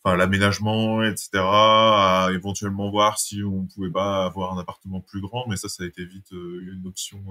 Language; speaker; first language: French; native; French